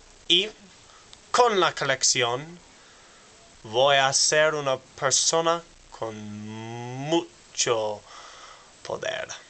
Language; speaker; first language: Spanish; non-native, learner; English